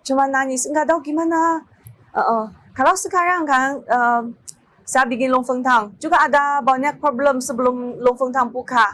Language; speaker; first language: Indonesian; non-native, learner; Chinese